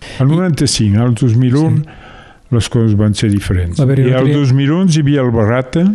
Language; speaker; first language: Catalan; native; Catalan